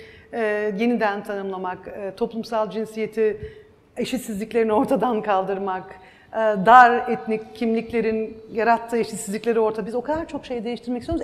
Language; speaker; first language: Turkish; native; Turkish